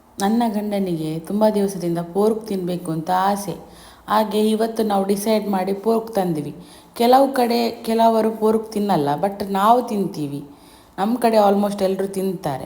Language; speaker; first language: Kannada; non-native, local second language; Tulu